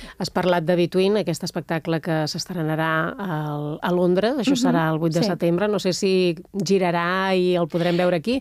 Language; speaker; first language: Catalan; native; Catalan